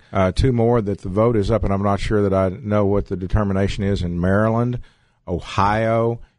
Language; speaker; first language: English; native; English